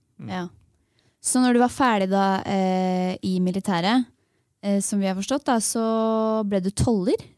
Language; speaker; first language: Norwegian; native; Norwegian